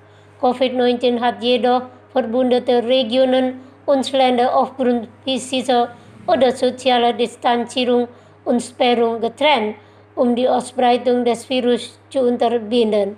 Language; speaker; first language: German; non-native, fluent; Indonesian